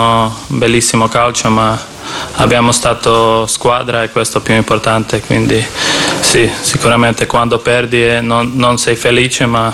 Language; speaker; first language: Italian; non-native, learner; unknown